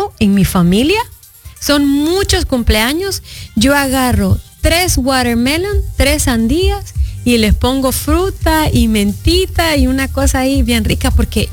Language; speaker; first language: Spanish; native; Spanish